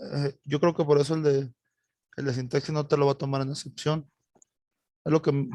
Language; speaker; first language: Spanish; native; Spanish